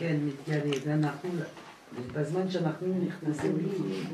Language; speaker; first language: Hebrew; non-native, learner; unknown